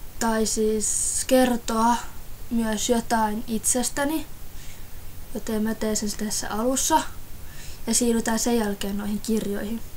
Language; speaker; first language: Finnish; early bilingual, other home language; Russian